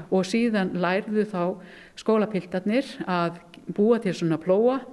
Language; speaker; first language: Icelandic; native; Icelandic